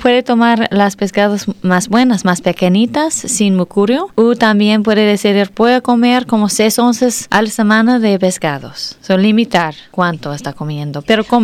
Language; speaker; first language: Spanish; non-native, learner; English